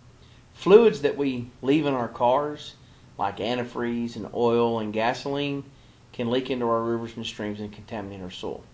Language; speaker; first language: English; native; English